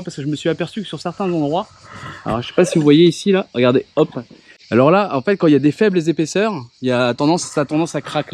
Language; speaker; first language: French; native; French